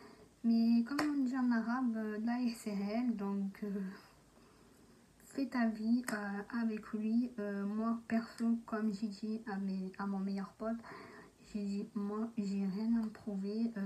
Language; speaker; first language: French; native; French